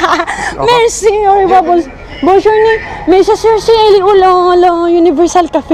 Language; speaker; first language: French; non-native, learner; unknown